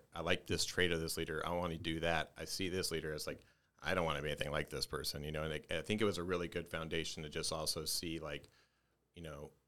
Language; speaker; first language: English; native; English